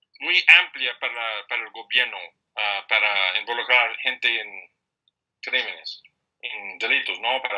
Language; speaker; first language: Spanish; non-native, fluent; English